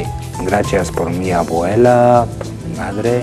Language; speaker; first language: Spanish; non-native, learner; Bulgarian